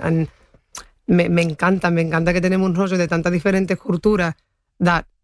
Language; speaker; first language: English; early bilingual, other home language; Spanish